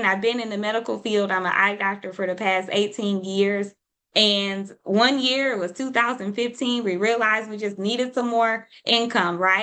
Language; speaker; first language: English; native; English